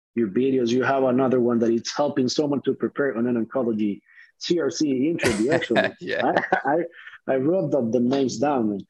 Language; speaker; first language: English; non-native, fluent; Spanish